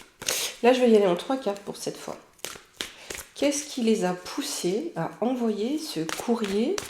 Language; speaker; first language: French; native; French